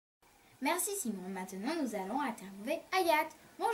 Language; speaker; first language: French; native; French